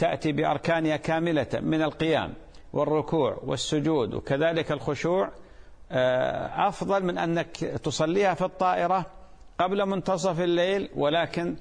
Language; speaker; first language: Arabic; native; Arabic